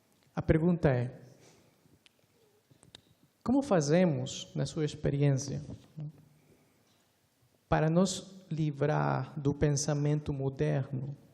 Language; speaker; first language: Portuguese; non-native, fluent; Spanish